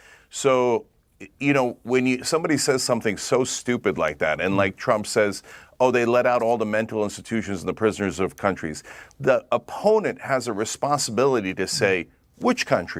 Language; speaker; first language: English; native; English